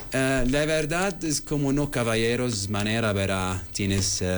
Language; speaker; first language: Spanish; non-native, learner; Arabic